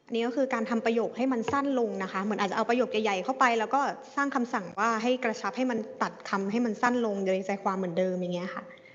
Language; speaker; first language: Thai; native; Thai